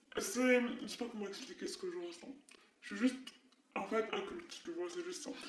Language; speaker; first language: French; non-native, local second language; Arabic